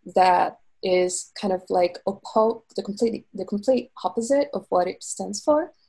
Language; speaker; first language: English; non-native, fluent; Portuguese